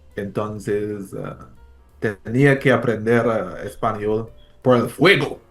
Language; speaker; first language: Spanish; non-native, fluent; English